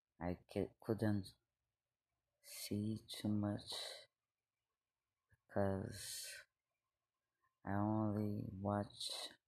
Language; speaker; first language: English; non-native, learner; Spanish